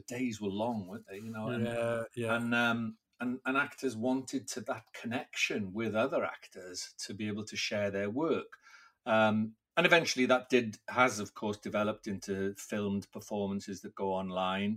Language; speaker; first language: English; non-native, local second language; Welsh